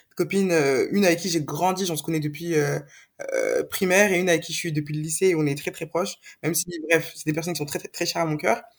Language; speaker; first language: French; native; French